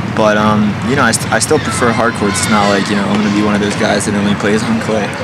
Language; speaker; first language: English; native; English